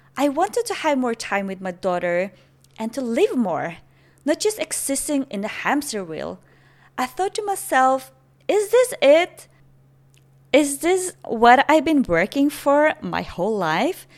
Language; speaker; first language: English; non-native, fluent; Norwegian